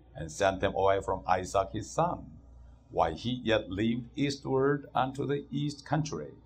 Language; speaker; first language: English; non-native, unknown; Korean